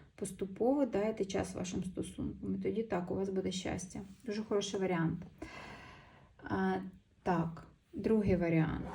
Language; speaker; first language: Ukrainian; non-native, local second language; Russian